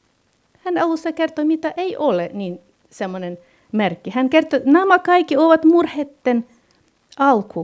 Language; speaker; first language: Finnish; non-native, fluent; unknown